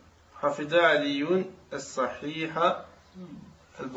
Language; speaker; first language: Arabic; non-native, learner; French